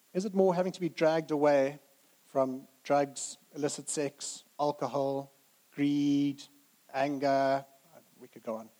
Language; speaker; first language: English; native; English